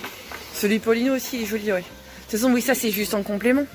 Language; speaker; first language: French; native; French